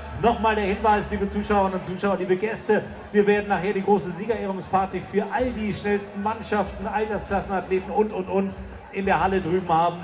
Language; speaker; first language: German; native; German